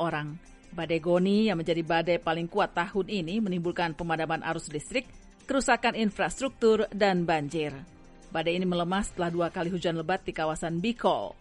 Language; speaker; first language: Indonesian; native; Indonesian